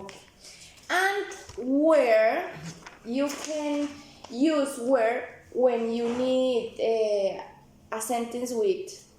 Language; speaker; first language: English; non-native, learner; Spanish